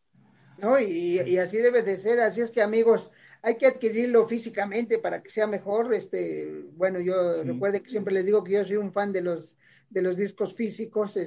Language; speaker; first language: Spanish; native; Spanish